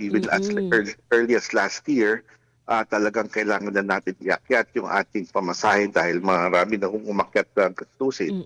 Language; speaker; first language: Filipino; native; Filipino